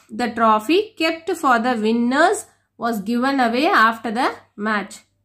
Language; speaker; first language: English; non-native, local second language; Tamil